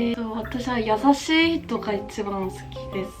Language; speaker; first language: Japanese; non-native, learner; Korean